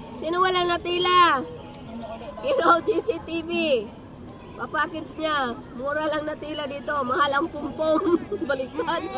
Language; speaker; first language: Filipino; non-native, local second language; Cebuano